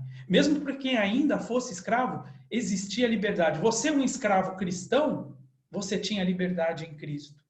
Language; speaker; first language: Portuguese; native; Portuguese